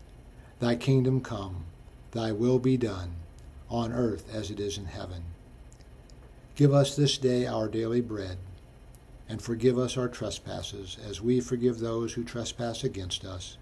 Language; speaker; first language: English; native; English